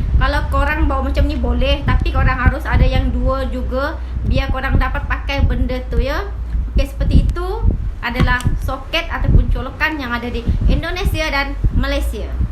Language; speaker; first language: Malay; native; Malay